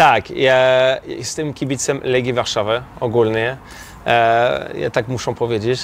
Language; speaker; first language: Polish; non-native, learner; French